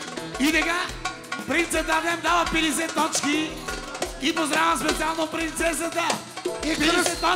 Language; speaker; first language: Bulgarian; non-native, local second language; Turkish